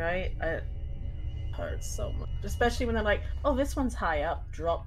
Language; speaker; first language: English; native; English